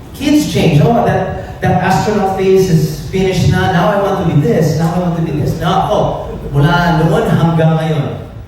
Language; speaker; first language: English; native; English